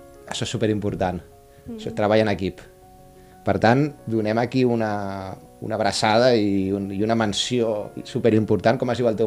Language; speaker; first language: Catalan; native; Catalan